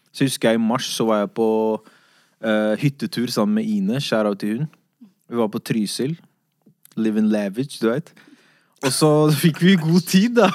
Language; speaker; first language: Norwegian; early bilingual, other home language; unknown